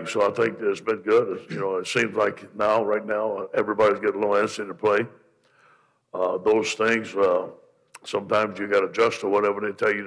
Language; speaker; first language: English; native; English